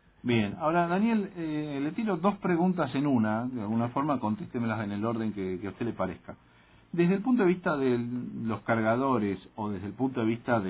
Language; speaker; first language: Spanish; native; Spanish